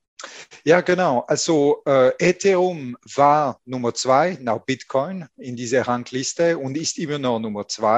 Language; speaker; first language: German; non-native, fluent; French